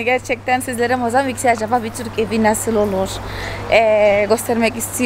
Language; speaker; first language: Turkish; non-native, fluent; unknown